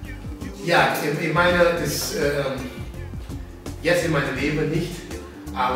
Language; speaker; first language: German; non-native, fluent; Papiamento